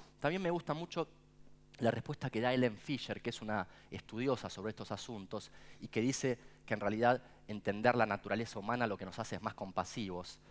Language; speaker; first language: Spanish; native; Spanish